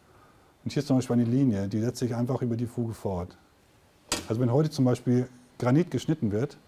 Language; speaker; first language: German; native; German